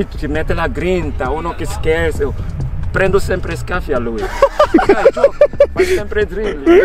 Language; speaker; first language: Italian; non-native, learner; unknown